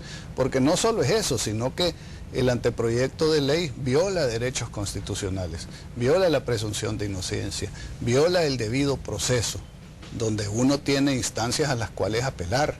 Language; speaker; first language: Spanish; native; Spanish